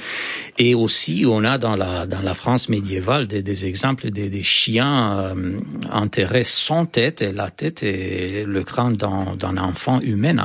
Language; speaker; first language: French; non-native, fluent; Romanian